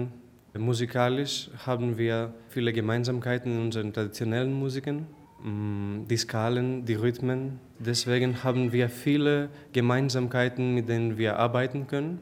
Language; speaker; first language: German; non-native, fluent; Persian